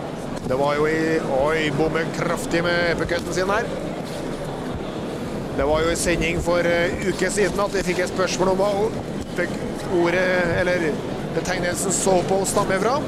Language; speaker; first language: Norwegian; native; Norwegian